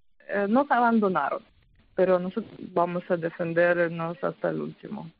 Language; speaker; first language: Spanish; non-native, fluent; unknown